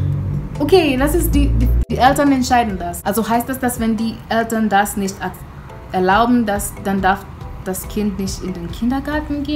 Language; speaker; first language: German; non-native, fluent; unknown